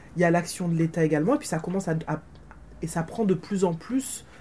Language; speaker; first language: French; native; French